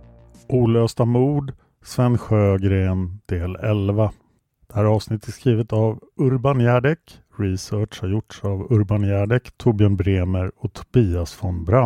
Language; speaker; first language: Swedish; native; Swedish